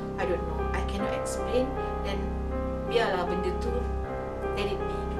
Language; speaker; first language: English; non-native, local second language; Malay